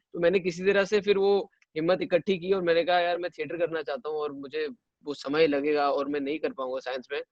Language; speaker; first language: Hindi; non-native, local second language; Kashmiri